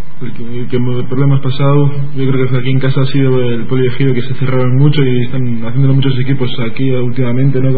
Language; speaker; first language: Spanish; native; Spanish